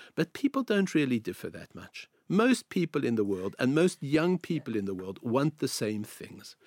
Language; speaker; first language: English; native; English